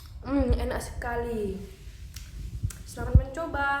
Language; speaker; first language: Indonesian; native; Indonesian